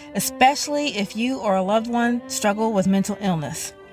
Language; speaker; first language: English; native; English